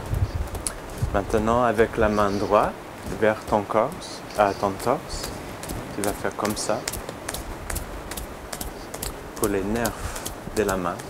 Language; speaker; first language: French; non-native, learner; English